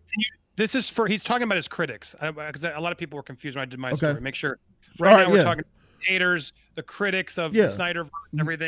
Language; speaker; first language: English; native; English